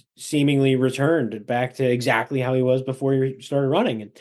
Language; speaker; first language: English; native; English